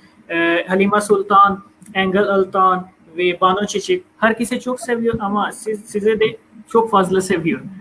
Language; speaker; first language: Turkish; non-native, fluent; Urdu